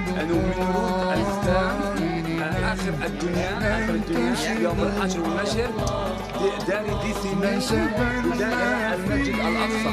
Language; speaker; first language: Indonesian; non-native, learner; Arabic